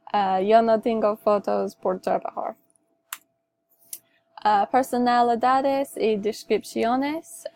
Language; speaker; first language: Spanish; non-native, learner; English